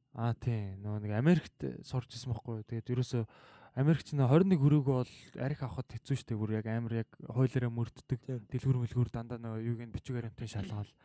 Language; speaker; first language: Mongolian; native; Mongolian